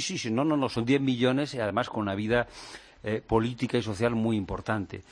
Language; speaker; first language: Spanish; native; Spanish